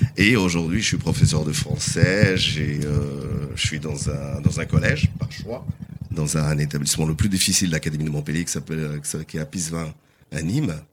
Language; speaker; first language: French; non-native, fluent; Portuguese